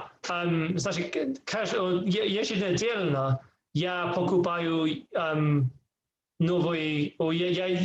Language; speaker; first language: Russian; non-native, learner; English